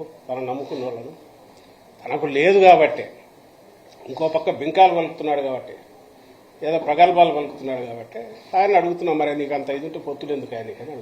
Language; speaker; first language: Telugu; native; Telugu